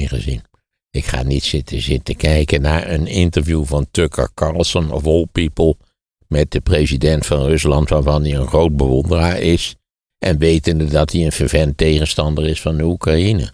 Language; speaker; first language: Dutch; native; Dutch